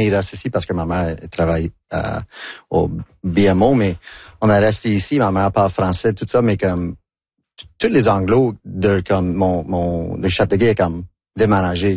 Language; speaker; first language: French; non-native, local second language; English